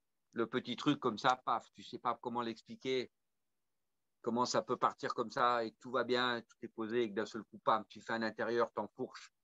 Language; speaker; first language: French; native; French